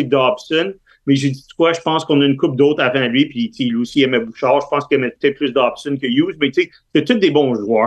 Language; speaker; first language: French; native; French